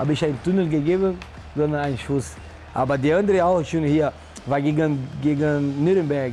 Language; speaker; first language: German; non-native, learner; Portuguese